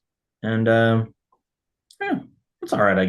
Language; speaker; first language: English; native; English